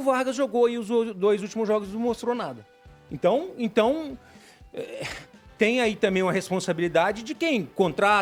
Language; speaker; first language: Portuguese; native; Portuguese